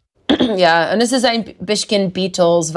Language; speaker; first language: German; non-native, learner; English